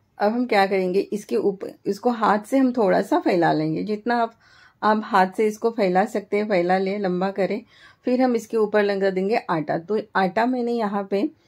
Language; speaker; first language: Hindi; non-native, local second language; Marathi